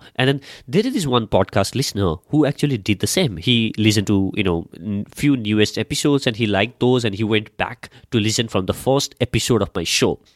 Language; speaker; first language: English; non-native, local second language; Nepali